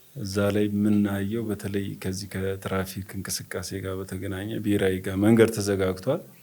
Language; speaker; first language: Amharic; native; Amharic